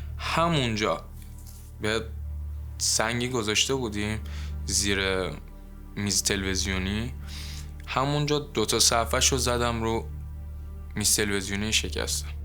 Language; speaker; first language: Persian; native; Persian